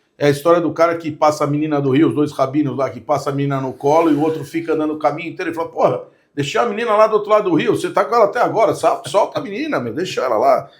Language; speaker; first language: Portuguese; native; Portuguese